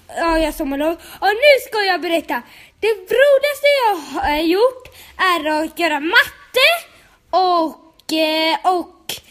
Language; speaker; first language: Swedish; native; Swedish